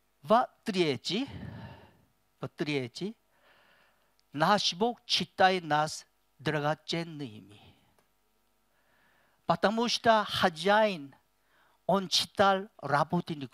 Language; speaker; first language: Russian; non-native, learner; Korean